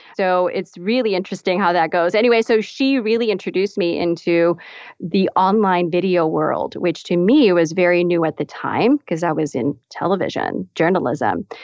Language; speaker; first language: English; non-native, fluent; Dutch